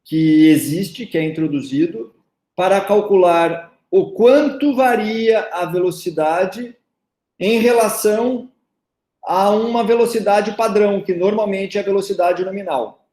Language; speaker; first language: Portuguese; native; Portuguese